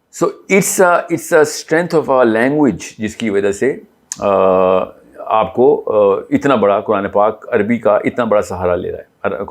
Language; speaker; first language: Urdu; native; Urdu